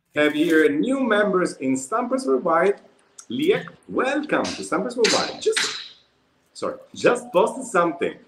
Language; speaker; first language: English; non-native, fluent; Italian